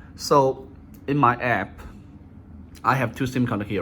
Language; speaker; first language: English; non-native, learner; Chinese